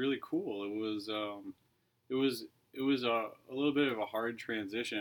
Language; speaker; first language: English; native; English